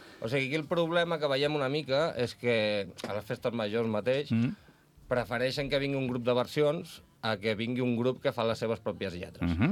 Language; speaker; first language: Catalan; non-native, local second language; Spanish